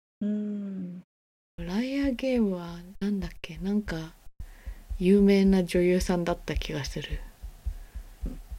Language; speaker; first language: Japanese; native; Japanese